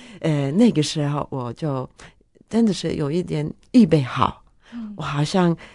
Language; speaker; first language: Chinese; non-native, fluent; Norwegian